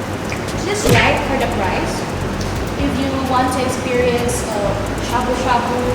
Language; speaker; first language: English; non-native, local second language; Filipino